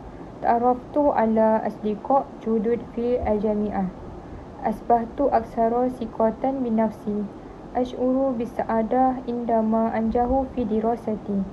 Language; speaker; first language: Arabic; non-native, learner; Malay